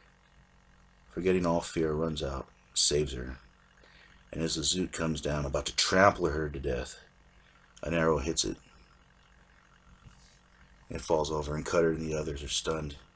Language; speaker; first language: English; native; English